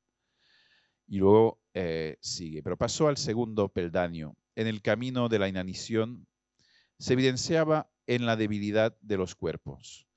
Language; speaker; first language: Spanish; non-native, fluent; French